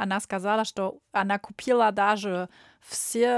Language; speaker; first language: Russian; non-native, learner; German